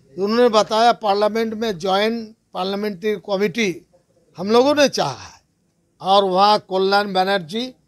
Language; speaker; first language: Hindi; non-native, local second language; Bangla